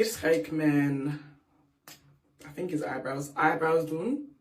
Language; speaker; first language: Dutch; non-native, local second language; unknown